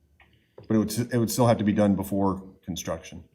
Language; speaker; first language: English; native; English